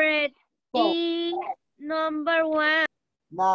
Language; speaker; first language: English; non-native, learner; Spanish